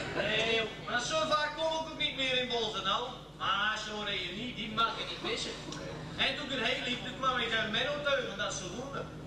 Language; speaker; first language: Dutch; non-native, local second language; Western Frisian